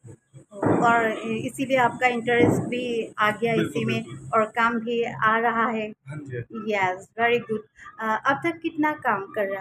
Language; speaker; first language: Hindi; non-native, local second language; Assamese